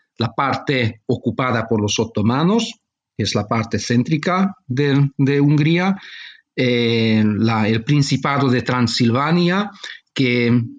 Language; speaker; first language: Spanish; non-native, fluent; Hungarian